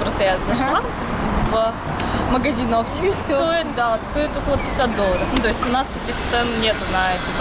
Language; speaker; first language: Russian; native; Russian